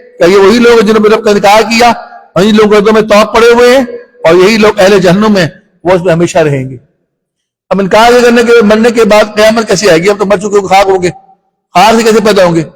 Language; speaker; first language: Urdu; non-native, local second language; Punjabi